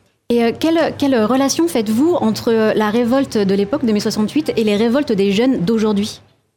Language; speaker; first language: French; native; French